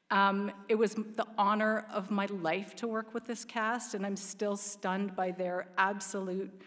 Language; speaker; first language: English; native; English